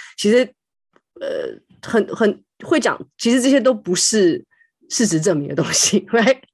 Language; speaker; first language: Chinese; native; Chinese